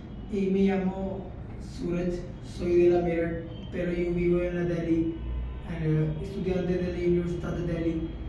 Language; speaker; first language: Spanish; non-native, learner; Hindi